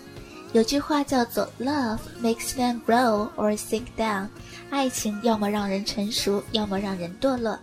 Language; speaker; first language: Chinese; native; Chinese